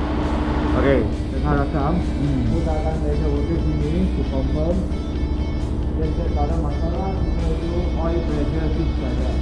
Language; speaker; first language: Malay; non-native, local second language; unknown